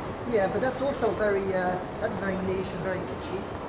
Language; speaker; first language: English; early bilingual, other home language; Russian